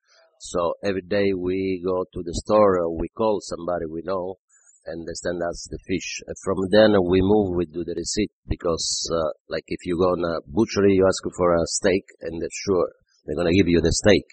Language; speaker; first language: English; non-native, fluent; Italian